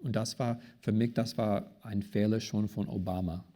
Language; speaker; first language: German; non-native, fluent; English